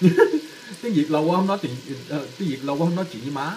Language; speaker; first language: Vietnamese; early bilingual, heritage; Vietnamese